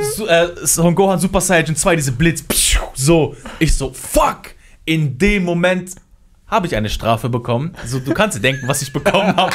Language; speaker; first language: German; early bilingual, other home language; Kurdish